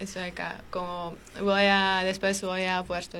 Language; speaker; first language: Spanish; non-native, fluent; Armenian